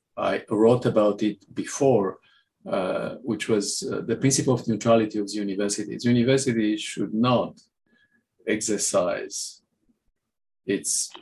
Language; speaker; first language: English; non-native, fluent; Romanian